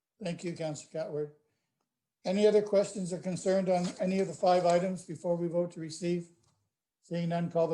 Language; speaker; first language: English; native; English